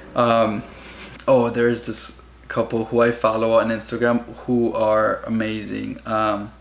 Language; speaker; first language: English; early bilingual, other home language; Spanish